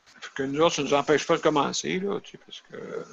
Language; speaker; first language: French; native; French